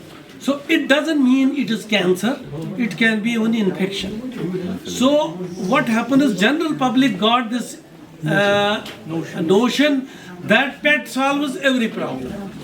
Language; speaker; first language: English; non-native, local second language; Kashmiri